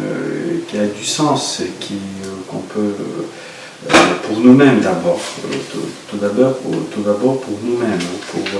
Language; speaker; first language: French; non-native, fluent; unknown